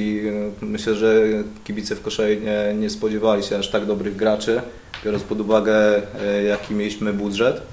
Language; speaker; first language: Polish; native; Polish